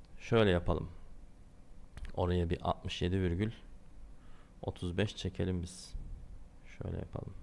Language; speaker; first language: Turkish; native; Turkish